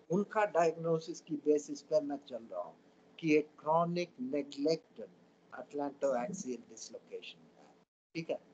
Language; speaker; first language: Hindi; non-native, local second language; Tamil